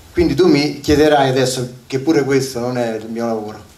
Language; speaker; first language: Italian; native; Italian